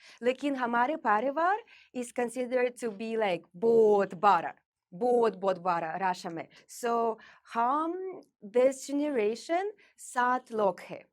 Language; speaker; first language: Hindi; non-native, learner; Russian